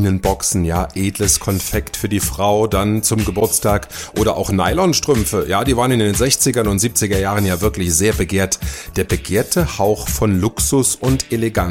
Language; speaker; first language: German; native; German